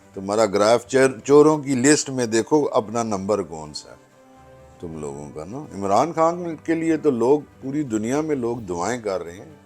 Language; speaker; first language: Urdu; non-native, local second language; Pahari-Potwari